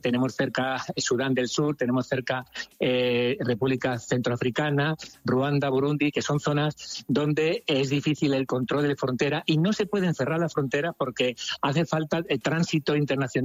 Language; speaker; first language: Spanish; native; Spanish